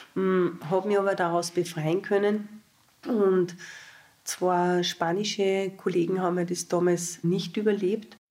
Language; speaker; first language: German; native; German